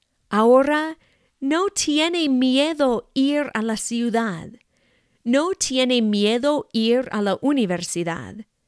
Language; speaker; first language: Spanish; non-native, fluent; English